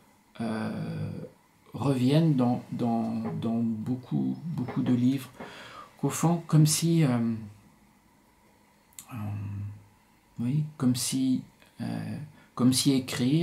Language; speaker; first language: French; native; French